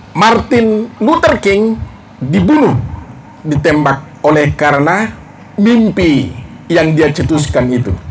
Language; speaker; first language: Indonesian; non-native, local second language; Batak Toba